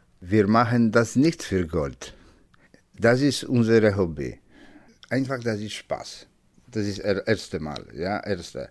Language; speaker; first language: German; non-native, learner; Polish